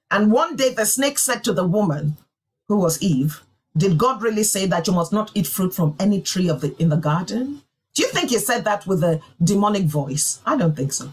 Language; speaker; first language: English; non-native, local second language; Yoruba